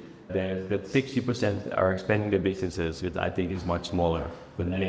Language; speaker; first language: English; non-native, fluent; Dutch